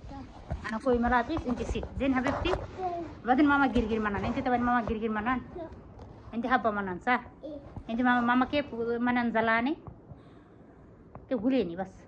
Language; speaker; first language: Arabic; non-native, learner; Bangla